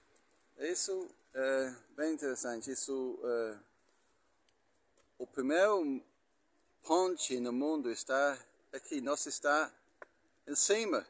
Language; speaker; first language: Portuguese; non-native, learner; English